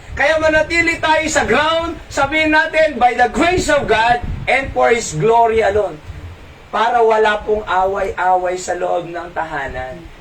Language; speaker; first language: Filipino; non-native, local second language; Iloko